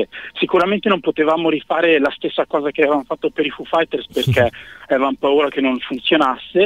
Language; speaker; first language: Italian; native; Italian